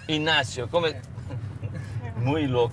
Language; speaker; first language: Portuguese; native; Portuguese